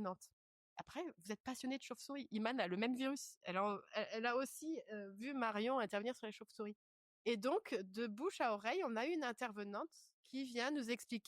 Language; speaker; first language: French; native; French